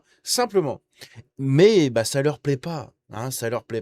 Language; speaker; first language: French; native; French